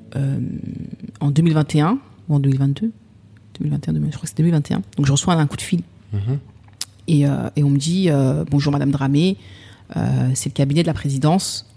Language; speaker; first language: French; native; French